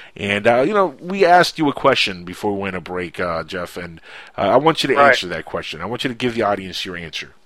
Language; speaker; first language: English; non-native, fluent; Spanish